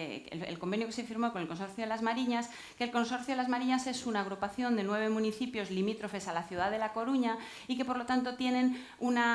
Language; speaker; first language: Spanish; native; Spanish